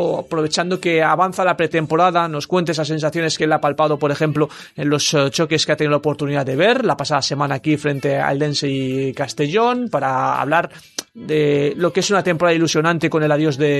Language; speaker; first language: Spanish; native; Spanish